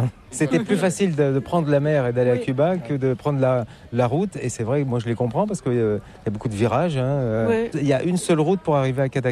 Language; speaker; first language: French; native; French